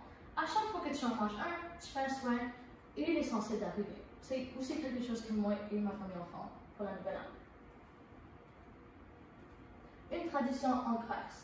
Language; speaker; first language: French; non-native, learner; English